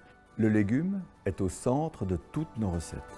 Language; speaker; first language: French; native; French